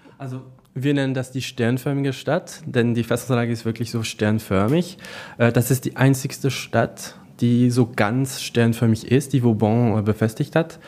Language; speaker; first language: German; non-native, local second language; French